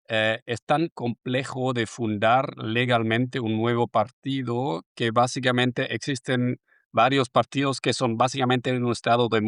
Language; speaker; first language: Spanish; non-native, fluent; German